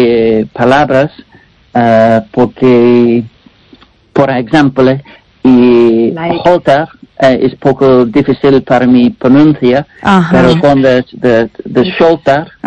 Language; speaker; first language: Spanish; non-native, learner; English